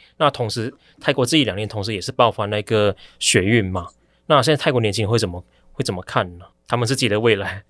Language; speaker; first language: Chinese; native; Chinese